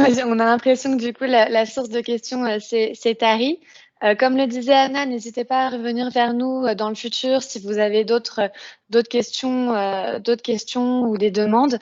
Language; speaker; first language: French; native; French